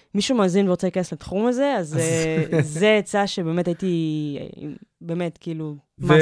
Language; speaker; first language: Hebrew; native; Hebrew